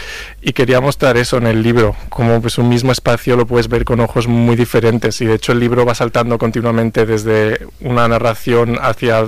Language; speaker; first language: Spanish; native; Spanish